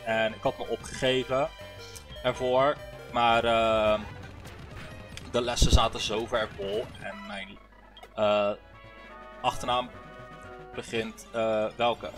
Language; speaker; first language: Dutch; early bilingual, heritage; Dutch